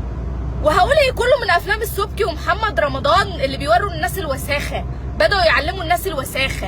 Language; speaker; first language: Arabic; native; Arabic